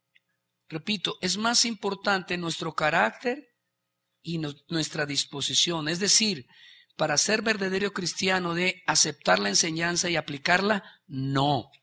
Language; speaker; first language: Spanish; native; Spanish